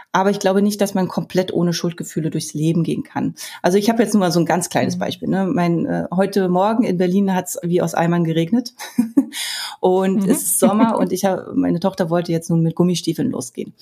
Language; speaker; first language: German; native; German